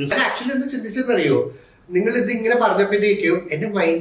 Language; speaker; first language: Malayalam; native; Malayalam